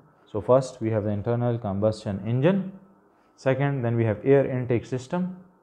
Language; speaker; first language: English; non-native, local second language; Urdu